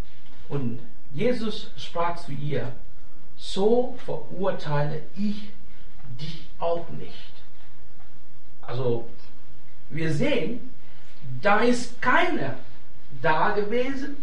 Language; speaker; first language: German; non-native, fluent; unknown